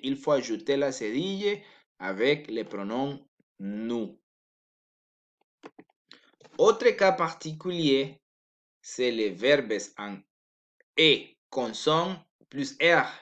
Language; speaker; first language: French; non-native, learner; Spanish